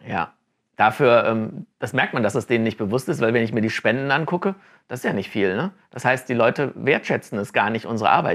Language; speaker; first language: German; native; German